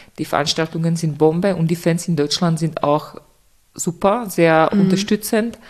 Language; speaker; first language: German; non-native, fluent; Czech